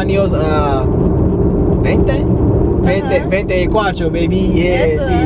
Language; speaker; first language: Spanish; non-native, learner; English